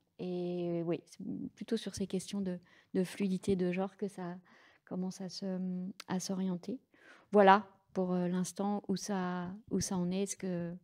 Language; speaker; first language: French; native; French